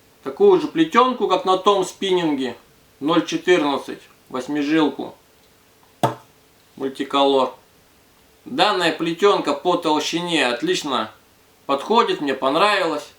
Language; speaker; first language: Russian; native; Russian